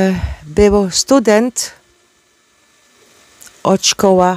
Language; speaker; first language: Polish; non-native, learner; Dutch